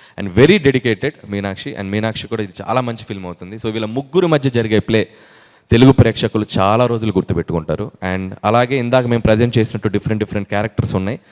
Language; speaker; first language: Telugu; native; Telugu